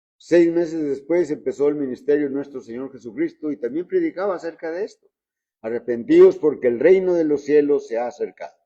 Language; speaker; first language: Spanish; native; Spanish